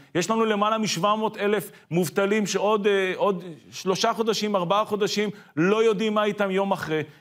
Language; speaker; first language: Hebrew; native; Hebrew